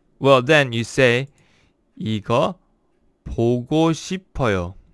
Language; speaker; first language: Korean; non-native, learner; English